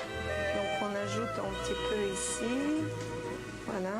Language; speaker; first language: French; non-native, fluent; Ukrainian